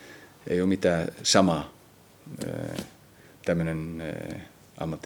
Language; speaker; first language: Finnish; early bilingual, heritage; Finnish